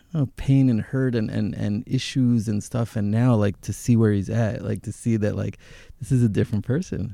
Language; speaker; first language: English; early bilingual, other home language; Hebrew